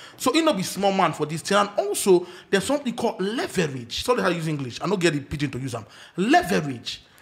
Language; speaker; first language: Nigerian Pidgin; non-native, local second language; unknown